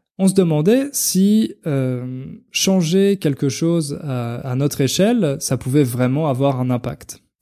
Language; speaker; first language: French; native; French